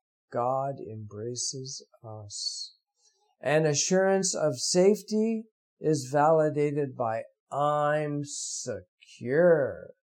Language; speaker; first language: English; native; English